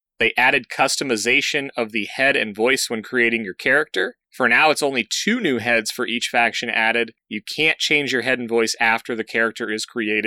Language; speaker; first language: English; native; English